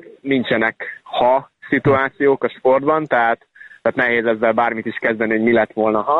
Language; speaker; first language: Hungarian; native; Hungarian